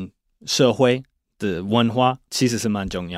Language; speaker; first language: Chinese; non-native, fluent; English